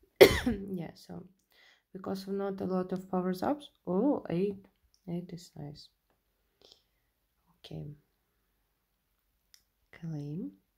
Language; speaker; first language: English; non-native, learner; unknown